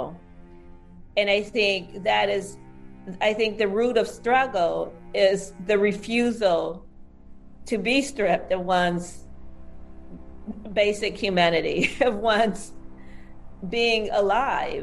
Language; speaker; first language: English; native; English